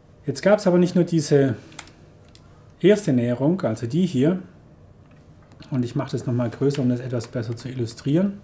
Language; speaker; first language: German; native; German